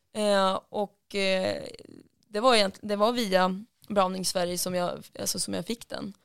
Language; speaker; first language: Swedish; native; Swedish